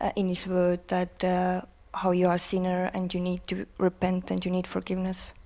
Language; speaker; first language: English; non-native, fluent; Estonian